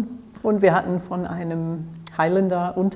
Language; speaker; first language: German; non-native, fluent; English